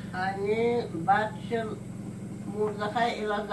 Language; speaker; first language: Hebrew; non-native, learner; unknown